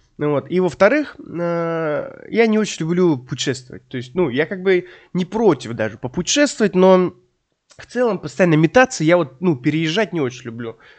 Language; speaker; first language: Russian; native; Russian